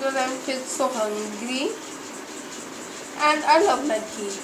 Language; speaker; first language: English; non-native, learner; Hindi